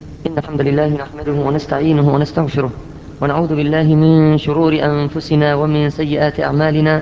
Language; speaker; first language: Arabic; native; Arabic